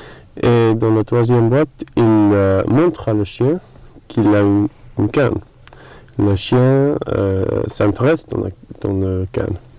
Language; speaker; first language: French; non-native, learner; English